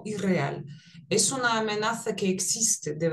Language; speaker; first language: Spanish; non-native, fluent; Russian